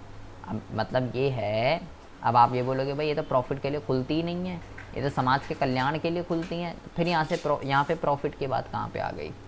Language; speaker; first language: Hindi; native; Hindi